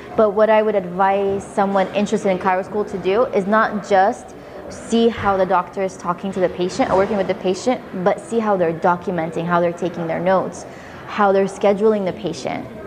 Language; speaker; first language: English; early bilingual, other home language; Arabic